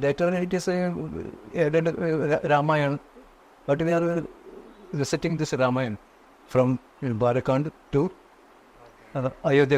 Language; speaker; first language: English; non-native, local second language; Konkani